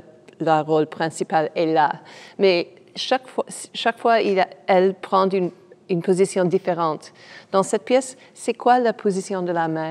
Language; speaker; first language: French; non-native, fluent; English